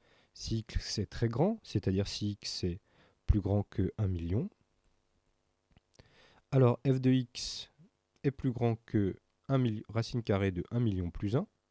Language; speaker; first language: French; native; French